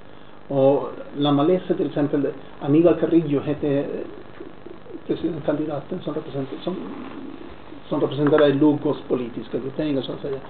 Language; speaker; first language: Swedish; non-native, fluent; Spanish